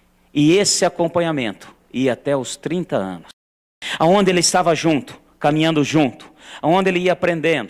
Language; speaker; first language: Portuguese; native; Portuguese